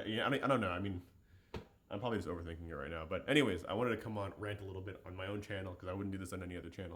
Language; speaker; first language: English; native; English